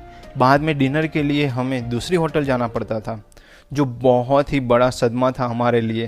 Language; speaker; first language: Hindi; native; Hindi